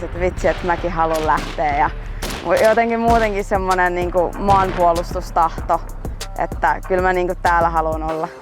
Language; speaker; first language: Finnish; native; Finnish